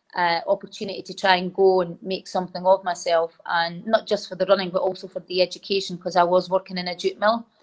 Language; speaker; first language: English; native; English